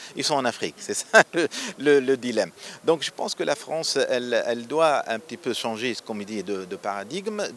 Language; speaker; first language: French; non-native, local second language; Arabic